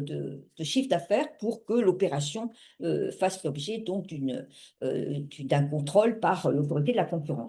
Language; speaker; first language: French; native; French